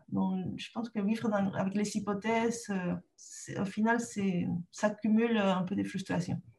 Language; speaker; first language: French; non-native, fluent; Spanish